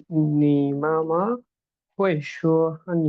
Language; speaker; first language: Chinese; non-native, learner; Bangla